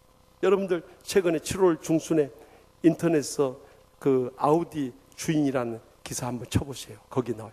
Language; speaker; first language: Korean; native; Korean